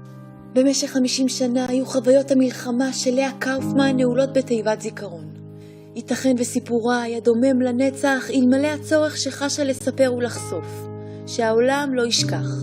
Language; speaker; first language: Hebrew; native; Hebrew